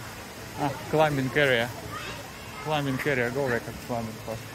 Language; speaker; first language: English; non-native, learner; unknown